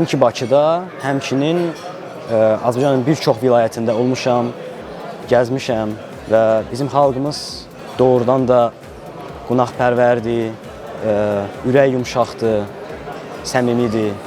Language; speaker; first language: Azerbaijani; non-native, fluent; German